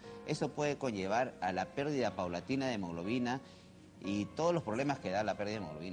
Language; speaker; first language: Spanish; native; Spanish